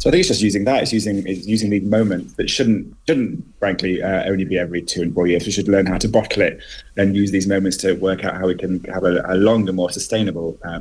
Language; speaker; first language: English; native; English